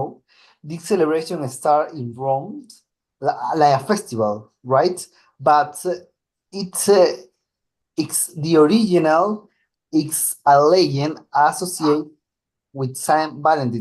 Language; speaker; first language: English; non-native, learner; Spanish